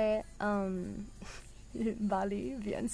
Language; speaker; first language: French; non-native, learner; English